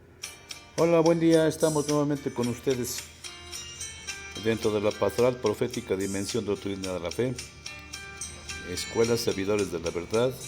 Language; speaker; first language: Spanish; native; Spanish